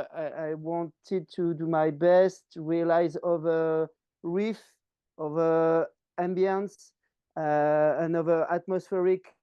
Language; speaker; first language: English; non-native, learner; French